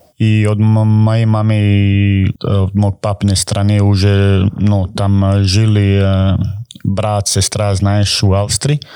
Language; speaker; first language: Russian; non-native, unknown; Croatian